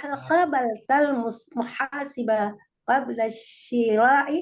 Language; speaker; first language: Arabic; non-native, learner; Indonesian